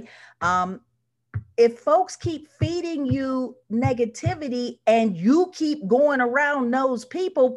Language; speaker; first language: English; native; English